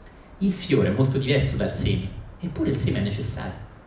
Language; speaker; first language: Italian; native; Italian